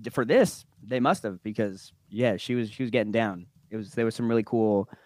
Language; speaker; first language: English; native; English